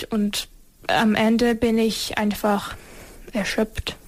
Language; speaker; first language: German; non-native, learner; Ukrainian